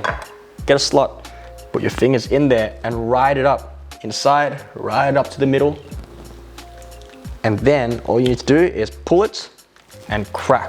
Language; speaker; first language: English; native; English